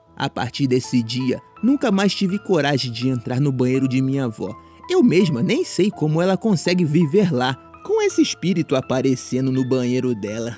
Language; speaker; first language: Portuguese; native; Portuguese